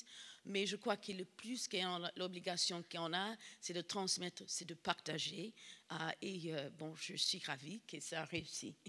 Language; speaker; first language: French; non-native, fluent; English